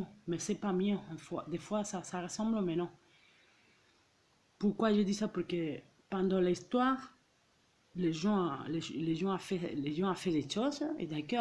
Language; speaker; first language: French; non-native, fluent; Catalan